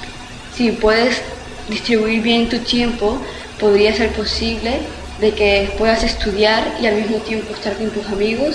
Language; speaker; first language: Spanish; early bilingual, heritage; Spanish